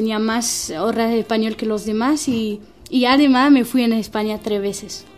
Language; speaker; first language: Spanish; non-native, fluent; French